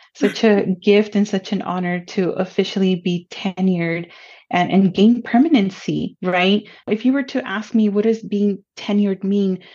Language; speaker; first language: English; early bilingual, other home language; Spanish